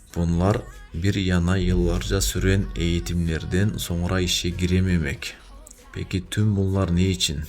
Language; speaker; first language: Turkish; non-native, learner; Kyrgyz